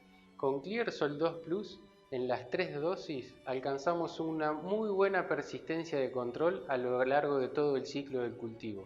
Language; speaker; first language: Spanish; native; Spanish